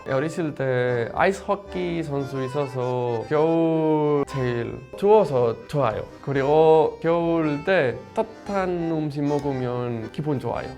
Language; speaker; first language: Korean; non-native, learner; Spanish